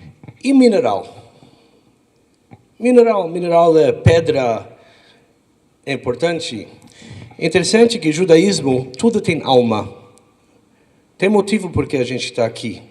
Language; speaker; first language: Portuguese; non-native, fluent; English